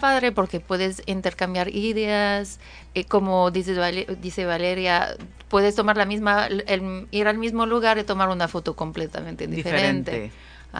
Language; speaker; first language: Spanish; non-native, fluent; English